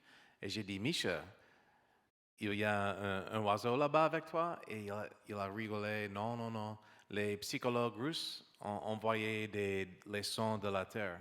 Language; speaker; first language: French; non-native, learner; English